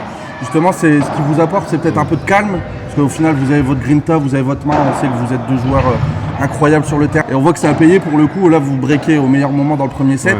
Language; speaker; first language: French; native; French